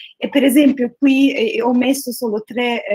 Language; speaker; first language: Italian; non-native, learner; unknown